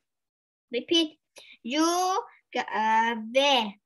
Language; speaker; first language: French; non-native, learner; Arabic